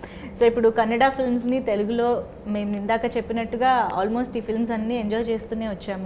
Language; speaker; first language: Telugu; native; Telugu